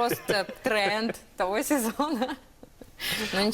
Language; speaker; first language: Russian; native; Russian